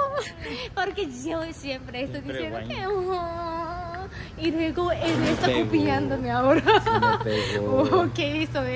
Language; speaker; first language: Spanish; non-native, learner; Japanese